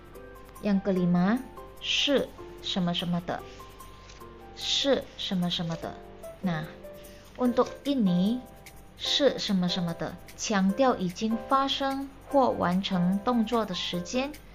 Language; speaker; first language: Chinese; non-native, fluent; Indonesian